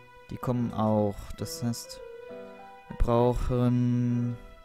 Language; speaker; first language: German; native; German